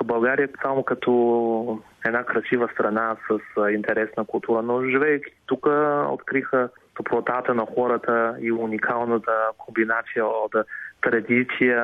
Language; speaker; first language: Bulgarian; non-native, fluent; Chinese